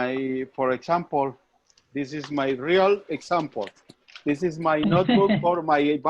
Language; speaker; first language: English; non-native, learner; Spanish